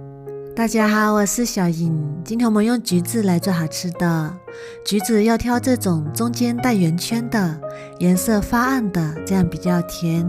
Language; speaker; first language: Chinese; native; Chinese